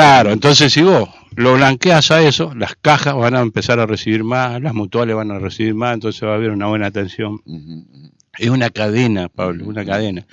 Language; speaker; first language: Spanish; native; Spanish